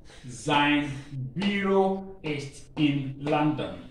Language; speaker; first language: German; non-native, learner; Akan